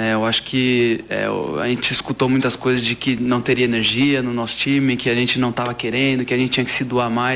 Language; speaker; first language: Portuguese; native; Portuguese